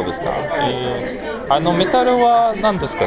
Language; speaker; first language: Japanese; non-native, learner; Russian